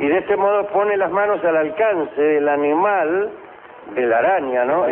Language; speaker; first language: Spanish; native; Spanish